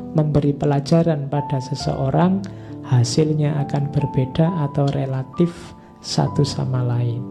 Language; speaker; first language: Indonesian; non-native, local second language; Javanese